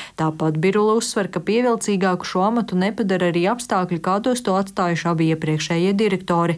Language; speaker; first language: Latvian; native; Latvian